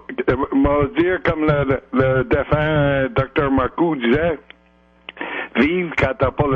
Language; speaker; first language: French; native; French